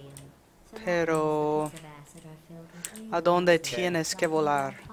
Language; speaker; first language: Spanish; non-native, learner; English